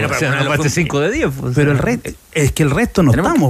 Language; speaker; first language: Spanish; native; Spanish